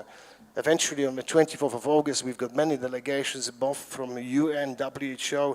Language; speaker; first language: English; non-native, fluent; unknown